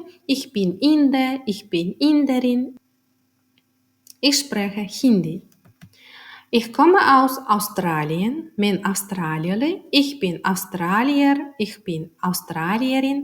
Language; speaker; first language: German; non-native, fluent; Turkmen